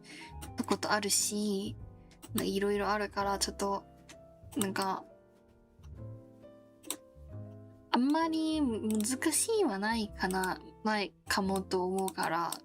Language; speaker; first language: Japanese; non-native, learner; Korean